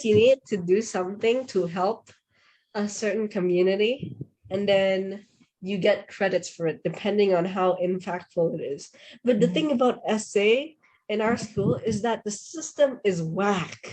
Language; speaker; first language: English; non-native, fluent; Indonesian